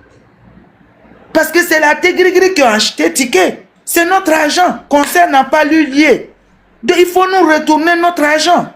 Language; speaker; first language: French; non-native, local second language; Bambara